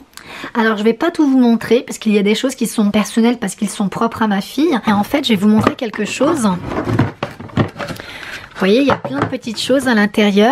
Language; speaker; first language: French; native; French